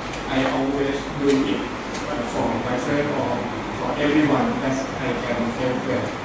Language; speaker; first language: English; non-native, learner; Thai